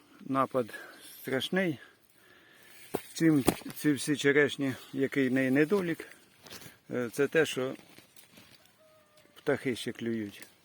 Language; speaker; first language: Ukrainian; native; Ukrainian